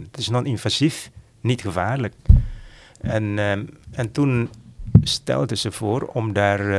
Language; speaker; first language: Dutch; non-native, fluent; Malay